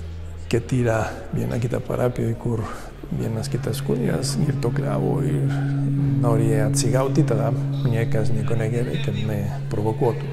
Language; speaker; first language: Lithuanian; non-native, learner; Spanish